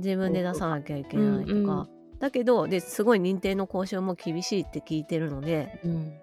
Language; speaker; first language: Japanese; native; Japanese